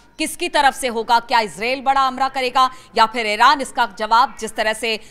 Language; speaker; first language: Hindi; native; Hindi